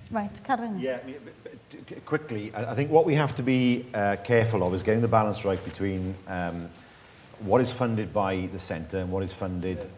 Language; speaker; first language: English; native; English